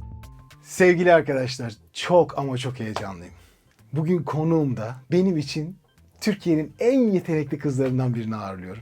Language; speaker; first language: Turkish; native; Turkish